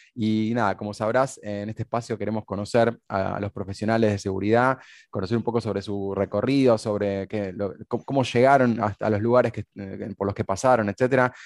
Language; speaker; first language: Spanish; native; Spanish